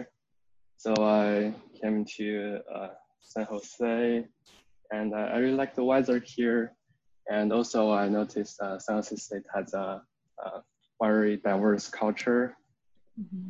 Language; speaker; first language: English; non-native, fluent; Chinese